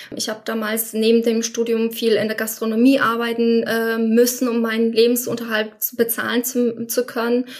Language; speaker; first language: German; non-native, fluent; Polish